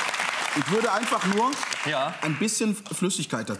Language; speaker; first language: German; native; German